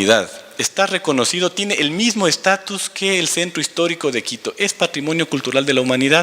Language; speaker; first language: Spanish; native; Spanish